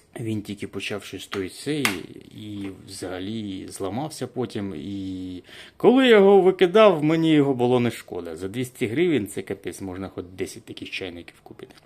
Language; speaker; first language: Ukrainian; non-native, local second language; Russian